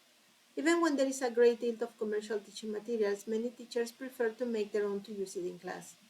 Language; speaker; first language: English; non-native, fluent; Spanish